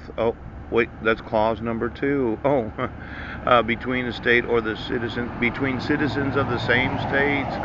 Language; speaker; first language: English; native; English